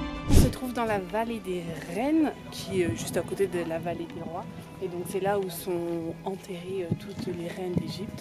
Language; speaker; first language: French; native; French